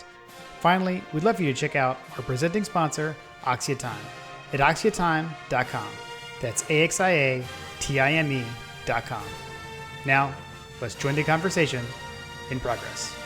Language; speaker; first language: English; native; English